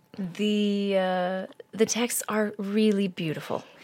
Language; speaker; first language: English; native; English